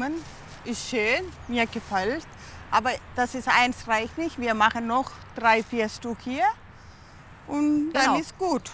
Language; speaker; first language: German; non-native, learner; Tamil